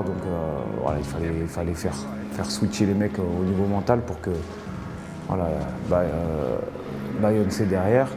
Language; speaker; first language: French; native; French